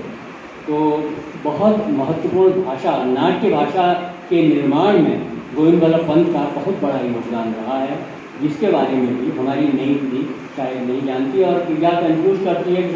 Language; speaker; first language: Hindi; native; Hindi